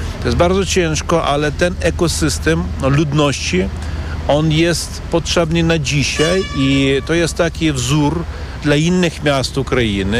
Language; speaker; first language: Polish; non-native, learner; Ukrainian